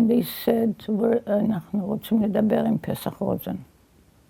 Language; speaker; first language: Hebrew; early bilingual, other home language; Yiddish